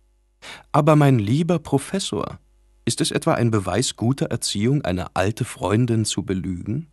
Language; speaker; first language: German; native; German